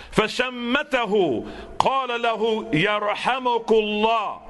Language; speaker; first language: Arabic; non-native, fluent; English